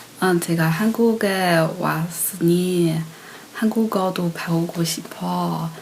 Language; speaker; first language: Korean; non-native, learner; Chinese